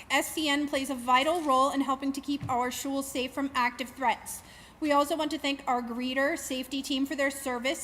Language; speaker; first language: English; native; English